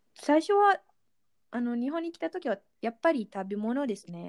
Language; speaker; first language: Japanese; non-native, fluent; Malay